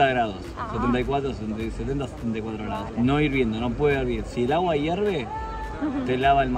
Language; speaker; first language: Spanish; native; Spanish